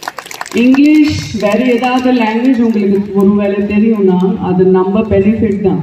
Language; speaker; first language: Tamil; non-native, local second language; Gujarati